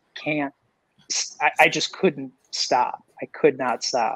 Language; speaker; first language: English; native; English